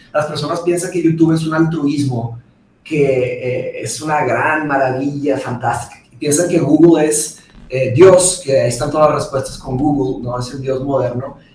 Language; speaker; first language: Spanish; early bilingual, other home language; Portuguese